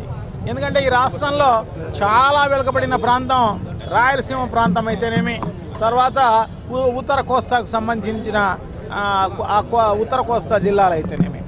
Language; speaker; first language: Telugu; native; Telugu